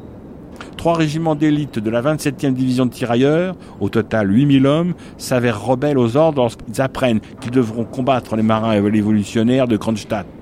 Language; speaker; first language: French; native; French